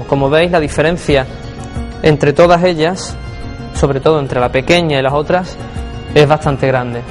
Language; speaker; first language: Spanish; native; Spanish